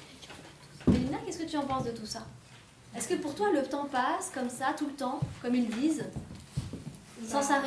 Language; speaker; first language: French; native; French